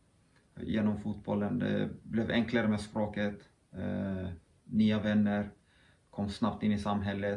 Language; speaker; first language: Swedish; early bilingual, other home language; Kurdish